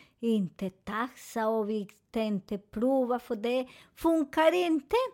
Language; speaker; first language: Swedish; non-native, learner; Spanish